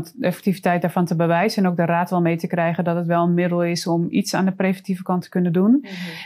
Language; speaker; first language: Dutch; native; Dutch